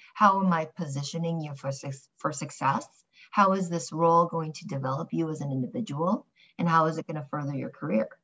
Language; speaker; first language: English; early bilingual, other home language; Korean